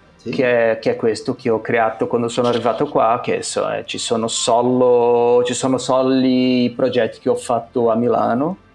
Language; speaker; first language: Italian; non-native, fluent; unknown